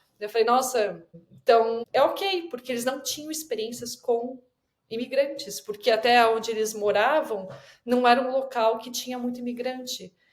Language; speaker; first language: Portuguese; native; Portuguese